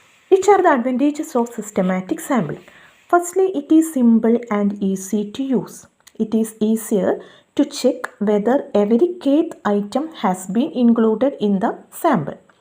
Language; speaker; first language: English; non-native, local second language; Malayalam